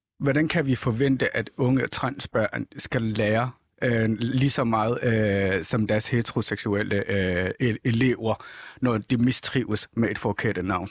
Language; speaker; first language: Danish; non-native, fluent; Somali